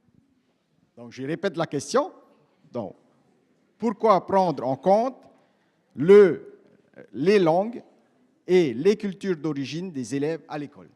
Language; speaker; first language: French; native; French